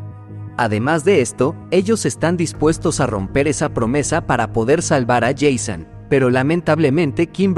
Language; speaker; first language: Spanish; native; Spanish